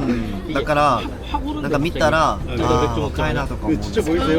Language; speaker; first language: Japanese; non-native, learner; Korean